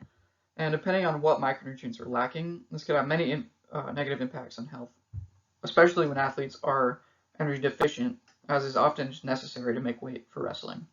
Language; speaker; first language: English; native; English